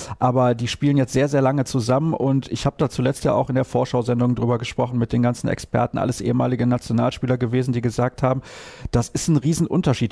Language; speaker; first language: German; native; German